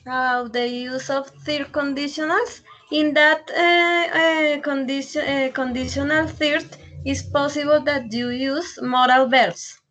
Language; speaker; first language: English; non-native, learner; Spanish